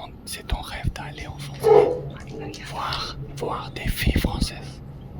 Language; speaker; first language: French; non-native, learner; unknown